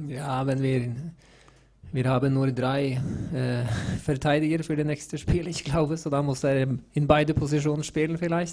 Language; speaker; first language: German; non-native, learner; Norwegian